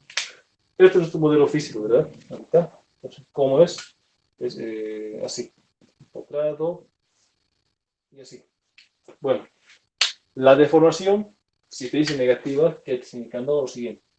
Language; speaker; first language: Spanish; native; Spanish